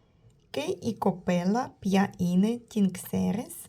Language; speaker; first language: Greek; non-native, learner; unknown